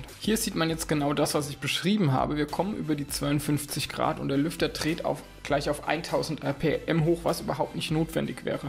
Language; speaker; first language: German; native; German